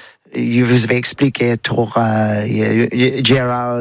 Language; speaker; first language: French; non-native, learner; English